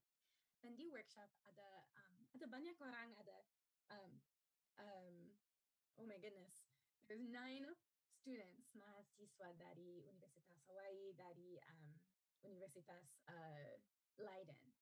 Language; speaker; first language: Indonesian; non-native, learner; English